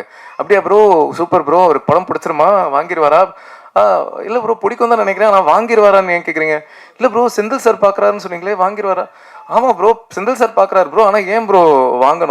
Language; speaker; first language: Tamil; native; Tamil